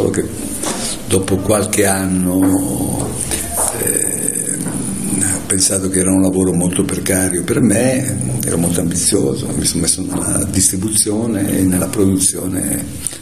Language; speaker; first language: Italian; native; Italian